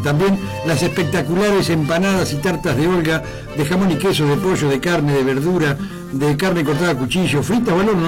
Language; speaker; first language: Spanish; native; Spanish